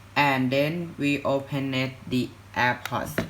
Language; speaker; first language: English; non-native, learner; Thai